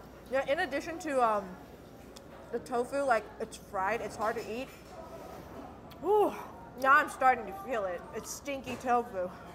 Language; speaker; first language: English; early bilingual, other home language; Chinese